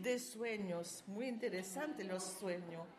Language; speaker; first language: Spanish; non-native, learner; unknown